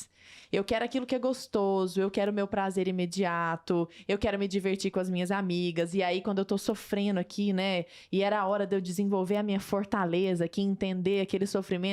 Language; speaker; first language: Portuguese; native; Portuguese